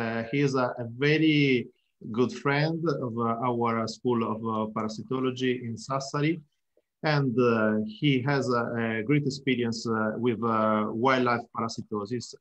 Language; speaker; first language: English; non-native, fluent; Italian